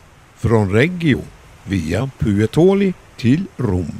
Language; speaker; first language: Swedish; native; Swedish